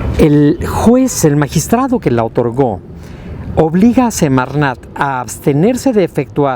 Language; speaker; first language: Spanish; native; Spanish